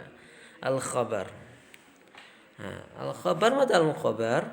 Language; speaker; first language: Arabic; non-native, fluent; Indonesian